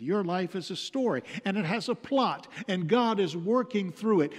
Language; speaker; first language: English; native; English